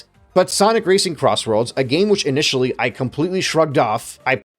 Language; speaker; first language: English; native; English